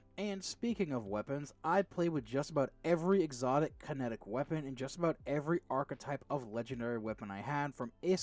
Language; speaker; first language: English; native; English